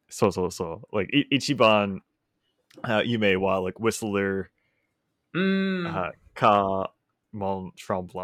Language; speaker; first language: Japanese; non-native, learner; English